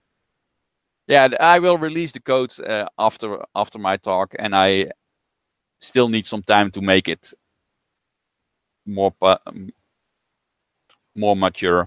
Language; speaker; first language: English; non-native, fluent; Dutch